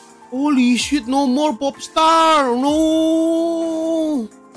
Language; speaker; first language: English; non-native, fluent; Indonesian